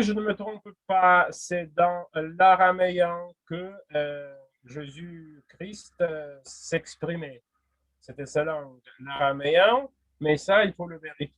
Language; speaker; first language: French; non-native, fluent; Russian